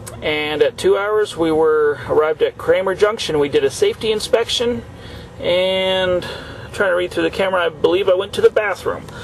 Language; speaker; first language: English; native; English